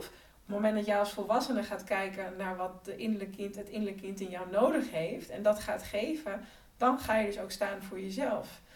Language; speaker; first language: Dutch; early bilingual, other home language; Spanish